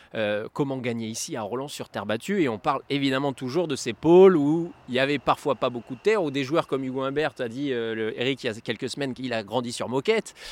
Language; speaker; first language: French; native; French